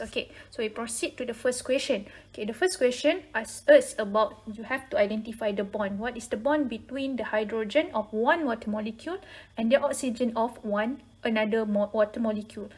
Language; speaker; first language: English; non-native, local second language; Malay